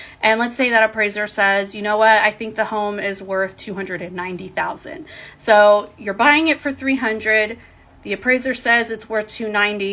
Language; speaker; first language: English; native; English